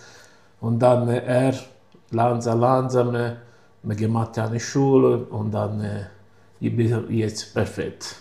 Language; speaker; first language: German; non-native, learner; Italian